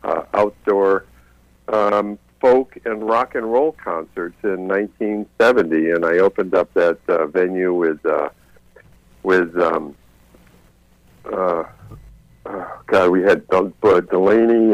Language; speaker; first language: English; native; English